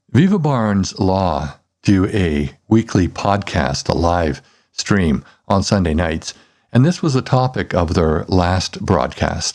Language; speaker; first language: English; native; English